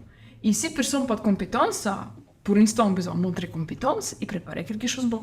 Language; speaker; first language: French; non-native, learner; Ukrainian